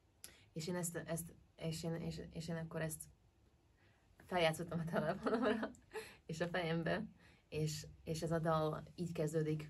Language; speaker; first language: Hungarian; early bilingual, heritage; Hungarian